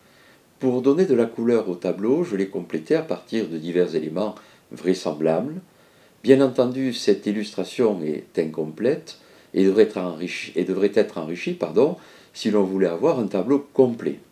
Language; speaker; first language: French; native; French